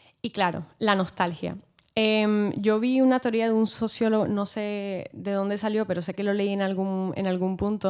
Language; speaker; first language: Spanish; native; Spanish